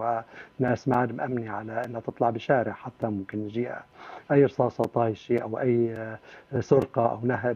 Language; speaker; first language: Arabic; native; Arabic